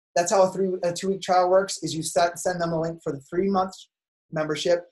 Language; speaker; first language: English; native; English